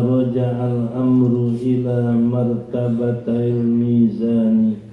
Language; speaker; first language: Arabic; non-native, fluent; Indonesian